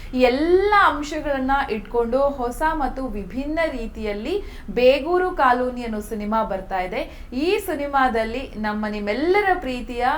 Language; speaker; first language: Kannada; native; Kannada